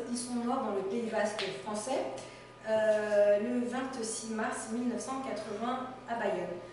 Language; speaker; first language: French; native; French